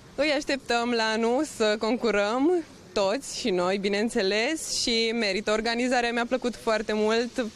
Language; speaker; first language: Romanian; native; Romanian